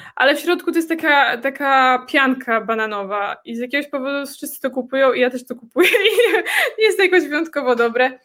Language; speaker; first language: Polish; native; Polish